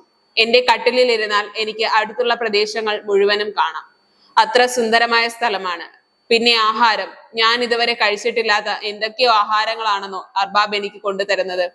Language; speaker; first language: Malayalam; native; Malayalam